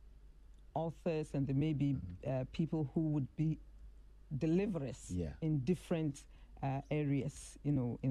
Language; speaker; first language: English; non-native, local second language; Akan